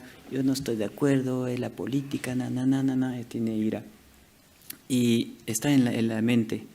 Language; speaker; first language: Spanish; non-native, fluent; French